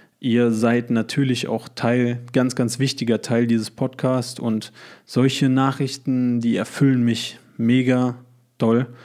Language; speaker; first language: German; native; German